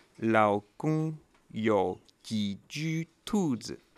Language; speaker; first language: Chinese; non-native, learner; French